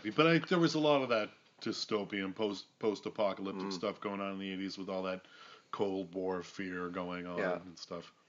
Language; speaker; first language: English; native; English